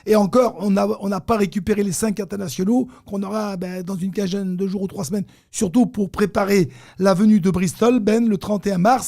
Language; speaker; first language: French; native; French